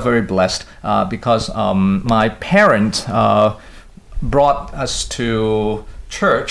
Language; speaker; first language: English; non-native, local second language; Cantonese